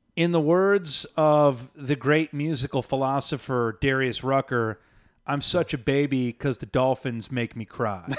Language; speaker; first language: English; native; English